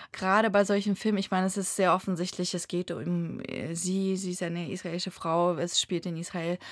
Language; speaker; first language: German; early bilingual, other home language; Russian